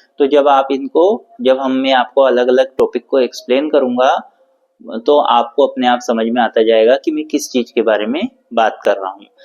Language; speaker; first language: Hindi; native; Hindi